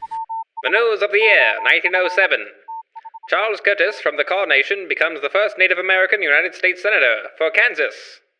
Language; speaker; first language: English; native; English